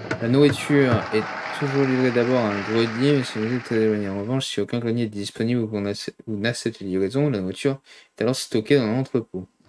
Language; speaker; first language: French; native; French